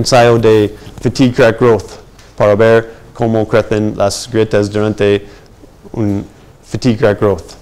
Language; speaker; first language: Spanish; non-native, fluent; English